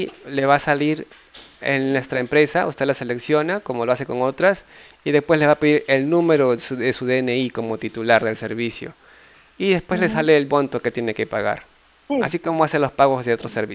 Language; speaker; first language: Spanish; native; Spanish